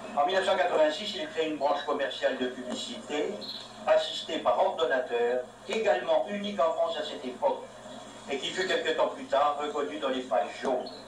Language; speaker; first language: French; native; French